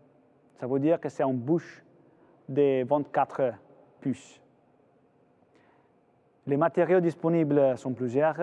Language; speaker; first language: French; non-native, fluent; Italian